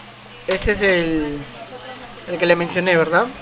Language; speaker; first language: Spanish; native; Spanish